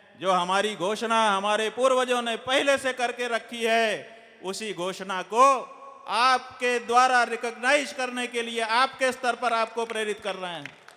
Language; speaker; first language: Hindi; native; Hindi